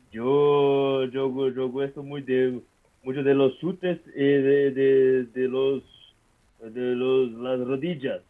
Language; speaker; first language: Spanish; non-native, learner; Portuguese